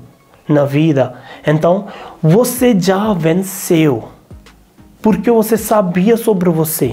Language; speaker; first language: Portuguese; non-native, learner; Hindi